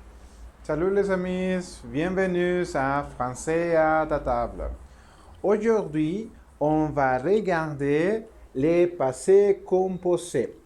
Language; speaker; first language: French; non-native, learner; Spanish